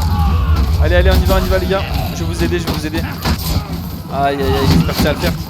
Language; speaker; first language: French; native; French